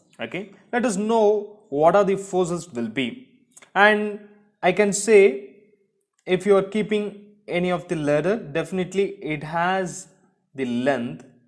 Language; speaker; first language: English; non-native, local second language; Tamil